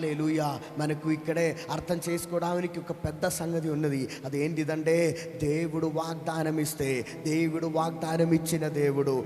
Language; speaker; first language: Telugu; non-native, fluent; Malayalam